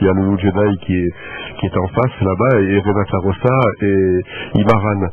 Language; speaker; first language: French; native; French